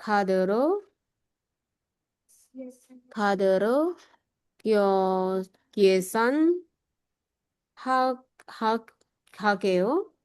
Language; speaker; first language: Korean; non-native, learner; Indonesian